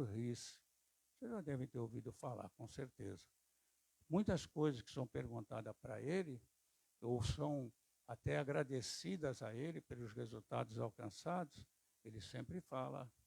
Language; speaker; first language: Portuguese; native; Portuguese